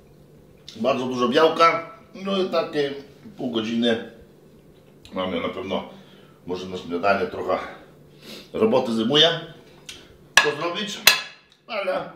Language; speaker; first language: Polish; non-native, fluent; Lithuanian